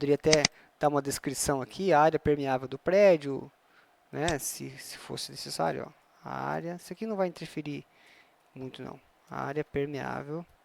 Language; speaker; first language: Portuguese; native; Portuguese